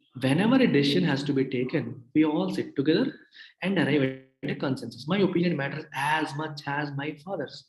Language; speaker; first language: English; non-native, local second language; Telugu